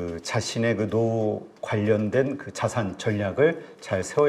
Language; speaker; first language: Korean; native; Korean